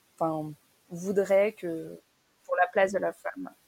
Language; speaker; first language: French; native; French